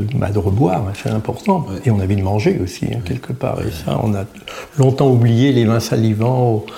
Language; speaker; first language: French; native; French